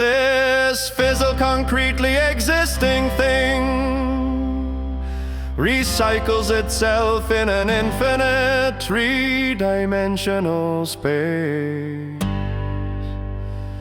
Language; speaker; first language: English; non-native, fluent; Finnish